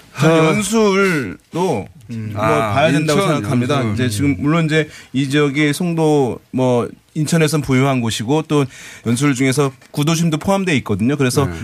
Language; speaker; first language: Korean; native; Korean